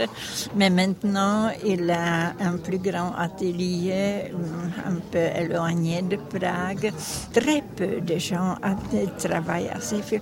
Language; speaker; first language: French; non-native, fluent; Czech